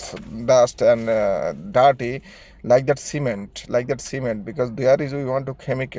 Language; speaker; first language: English; non-native, learner; Bangla